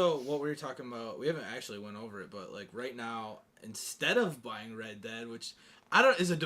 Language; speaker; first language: English; native; English